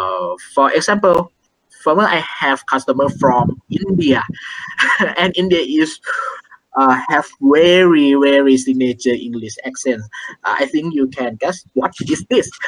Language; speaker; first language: English; non-native, learner; Thai